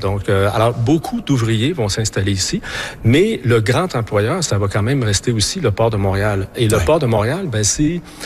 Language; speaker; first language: French; native; French